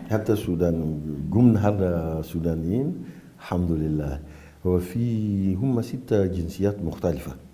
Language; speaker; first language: Arabic; non-native, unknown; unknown